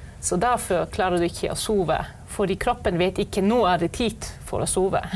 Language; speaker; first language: Norwegian; non-native, fluent; German